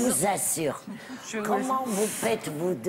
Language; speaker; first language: French; non-native, local second language; Arabic